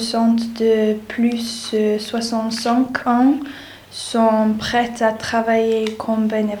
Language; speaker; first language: French; non-native, learner; English